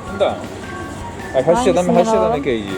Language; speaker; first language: Turkish; non-native, fluent; Japanese